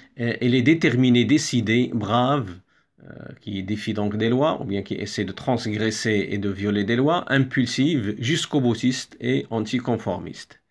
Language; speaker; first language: French; non-native, local second language; Arabic